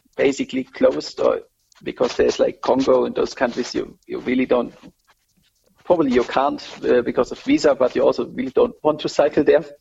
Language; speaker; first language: English; non-native, fluent; German